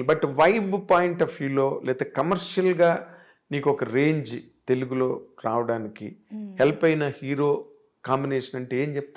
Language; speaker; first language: Telugu; native; Telugu